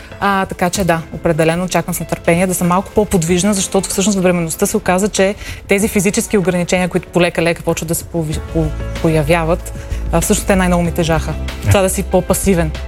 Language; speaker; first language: Bulgarian; native; Bulgarian